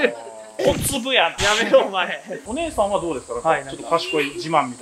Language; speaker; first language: Japanese; native; Japanese